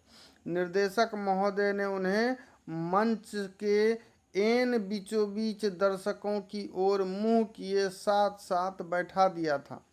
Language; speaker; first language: Hindi; native; Hindi